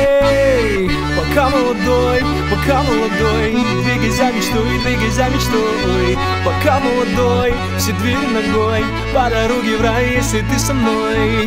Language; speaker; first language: Russian; native; Russian